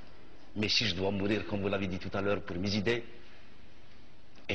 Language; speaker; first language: French; non-native, local second language; Kabyle